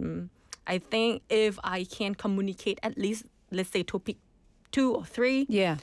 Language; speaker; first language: English; non-native, fluent; Thai